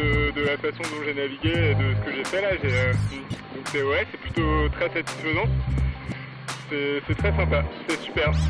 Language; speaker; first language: French; native; French